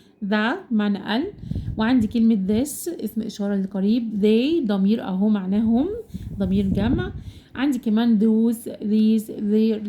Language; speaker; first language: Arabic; native; Arabic